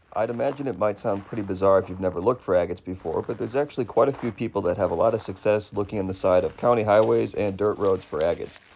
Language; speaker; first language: English; native; English